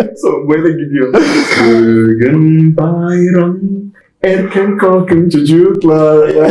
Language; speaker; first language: Turkish; non-native, fluent; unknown